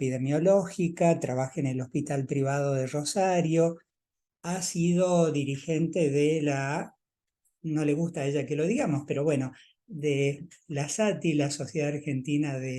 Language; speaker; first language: Spanish; native; Spanish